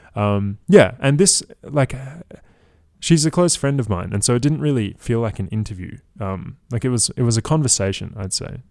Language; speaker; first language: English; native; English